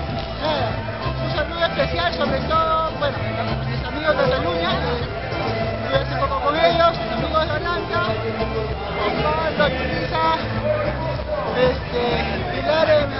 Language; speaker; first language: Spanish; native; Spanish